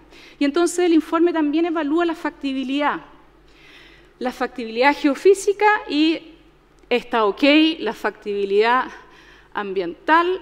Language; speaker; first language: Spanish; native; Spanish